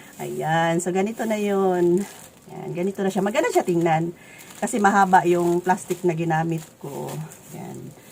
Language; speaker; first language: Filipino; non-native, local second language; Cebuano